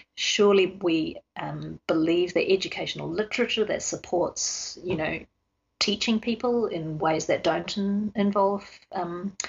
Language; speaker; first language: English; native; English